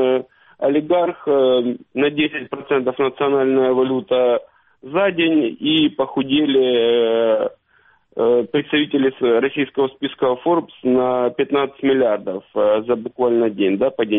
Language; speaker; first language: Russian; native; Russian